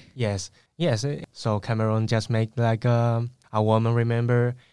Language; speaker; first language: English; non-native, learner; Spanish